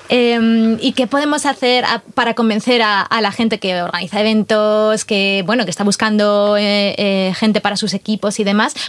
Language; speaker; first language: Spanish; native; Spanish